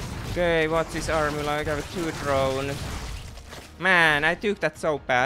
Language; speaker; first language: English; non-native, fluent; Finnish